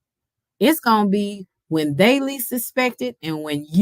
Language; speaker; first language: English; native; English